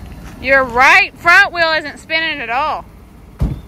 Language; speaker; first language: English; native; English